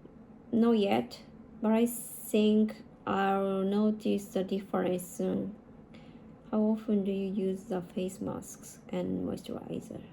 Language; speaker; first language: English; non-native, learner; Japanese